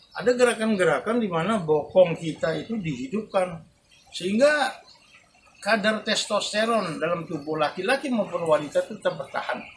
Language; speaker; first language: Indonesian; non-native, local second language; Javanese